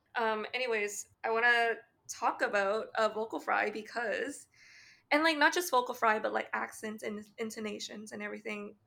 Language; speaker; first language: English; native; English